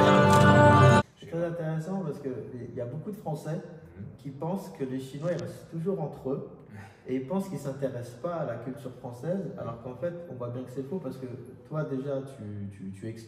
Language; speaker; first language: French; native; French